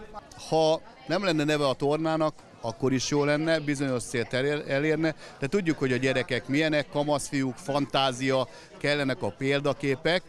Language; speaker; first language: Hungarian; native; Hungarian